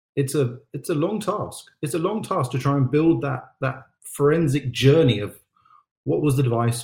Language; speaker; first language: English; native; English